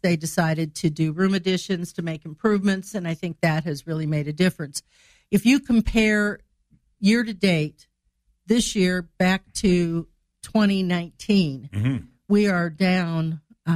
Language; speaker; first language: English; native; English